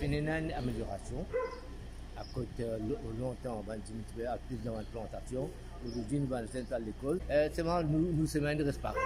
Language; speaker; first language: French; non-native, local second language; Morisyen